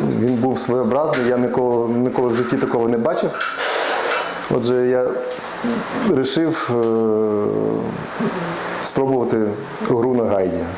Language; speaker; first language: Ukrainian; non-native, local second language; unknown